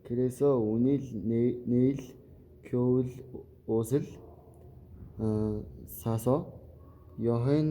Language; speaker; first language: Korean; non-native, learner; Mongolian